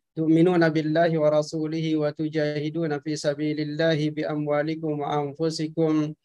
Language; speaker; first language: Arabic; non-native, fluent; Malay